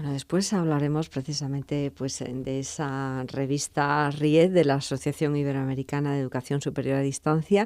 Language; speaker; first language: Spanish; native; Spanish